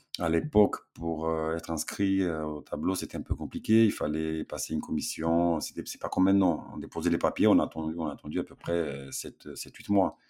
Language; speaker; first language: French; non-native, fluent; Romanian